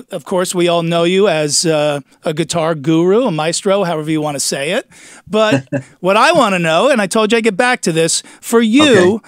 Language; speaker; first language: English; native; English